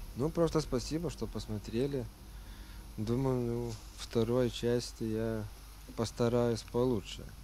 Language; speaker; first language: Russian; non-native, fluent; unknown